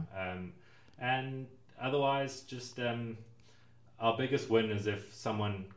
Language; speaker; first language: English; native; English